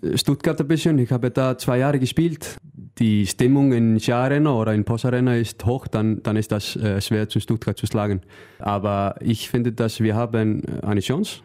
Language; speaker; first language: German; non-native, learner; Icelandic